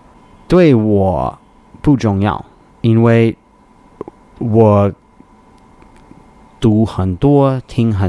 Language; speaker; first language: Chinese; non-native, learner; English